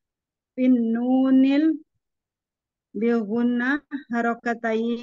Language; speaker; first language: Arabic; non-native, learner; Indonesian